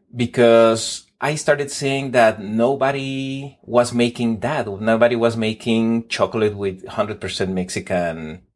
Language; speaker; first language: English; non-native, fluent; Spanish